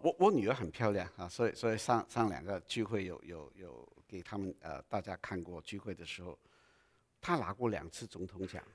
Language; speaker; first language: Chinese; non-native, local second language; Cantonese